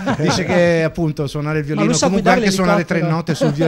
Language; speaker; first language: Italian; native; Italian